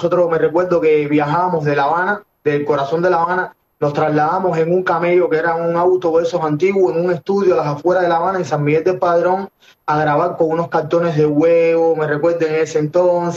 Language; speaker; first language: Spanish; native; Spanish